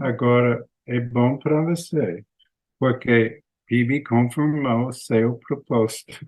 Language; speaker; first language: Portuguese; non-native, learner; English